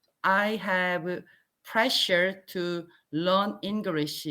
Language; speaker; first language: English; non-native, learner; Korean